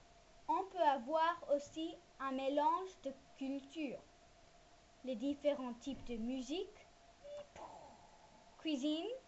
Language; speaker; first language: French; non-native, learner; English